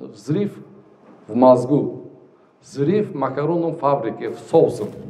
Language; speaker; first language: Russian; non-native, local second language; Tajik